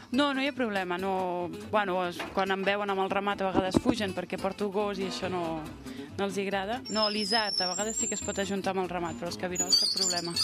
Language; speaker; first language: Catalan; early bilingual, other home language; French